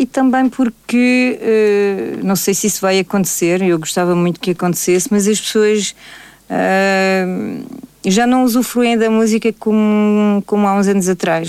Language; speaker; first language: Portuguese; early bilingual, heritage; Portuguese